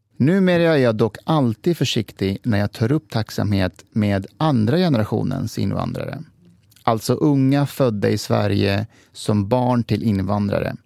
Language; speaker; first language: Swedish; early bilingual, other home language; Persian